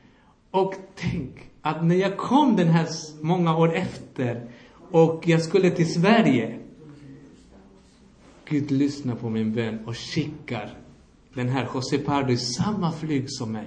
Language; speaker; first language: Swedish; non-native, fluent; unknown